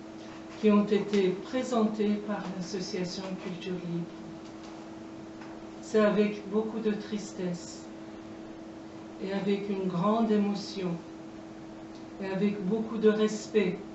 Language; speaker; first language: French; non-native, fluent; Persian